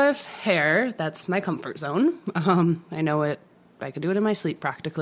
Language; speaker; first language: English; native; English